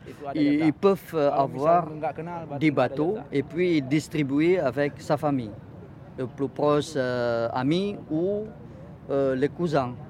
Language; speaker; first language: French; non-native, learner; Indonesian